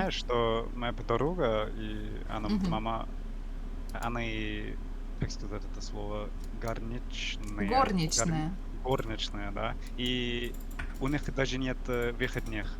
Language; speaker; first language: Russian; non-native, learner; English